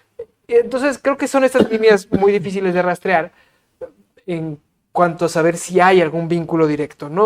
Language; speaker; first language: Spanish; native; Spanish